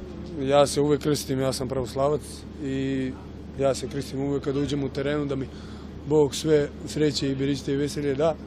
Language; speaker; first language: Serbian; early bilingual, heritage; German